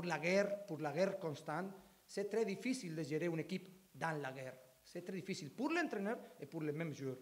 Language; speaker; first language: French; non-native, learner; Spanish